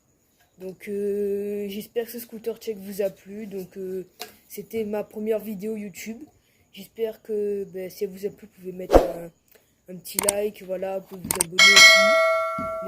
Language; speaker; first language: French; native; French